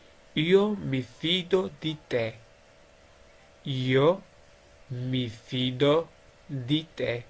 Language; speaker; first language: Italian; non-native, learner; Georgian